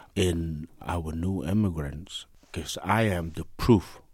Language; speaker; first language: English; non-native, learner; Khmer